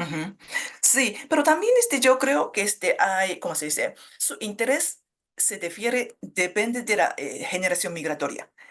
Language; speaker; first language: Spanish; non-native, fluent; Japanese